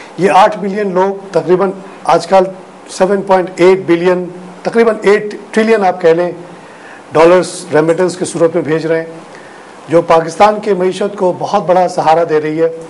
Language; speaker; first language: Urdu; native; Urdu